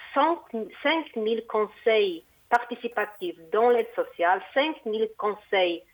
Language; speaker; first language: French; non-native, fluent; Portuguese